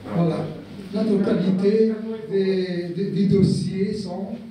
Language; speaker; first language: French; non-native, local second language; Arabic